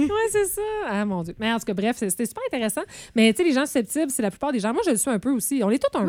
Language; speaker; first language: French; native; French